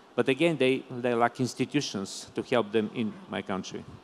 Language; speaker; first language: English; non-native, fluent; Bulgarian